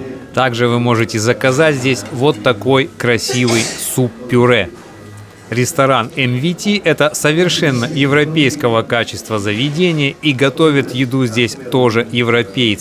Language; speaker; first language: Russian; native; Russian